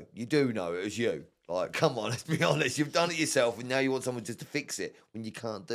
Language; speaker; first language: English; native; English